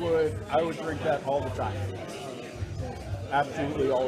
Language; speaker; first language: English; native; English